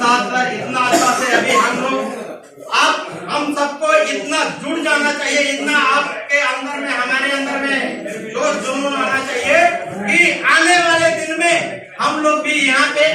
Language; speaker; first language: Hindi; non-native, fluent; Bangla